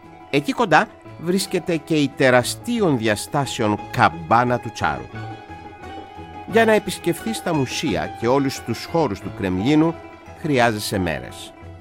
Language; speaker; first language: Greek; native; Greek